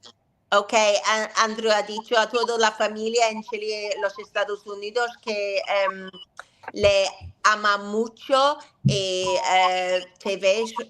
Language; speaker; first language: Spanish; non-native, learner; English